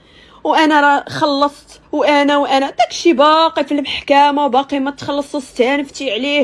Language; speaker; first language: Arabic; native; Arabic